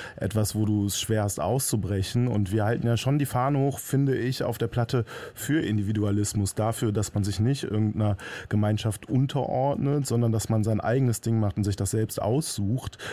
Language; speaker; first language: German; native; German